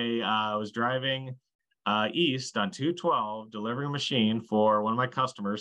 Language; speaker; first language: English; native; English